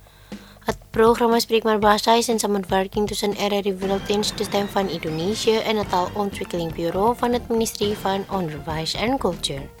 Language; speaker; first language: Dutch; non-native, learner; Indonesian